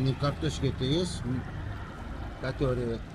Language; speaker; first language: Russian; non-native, learner; Uzbek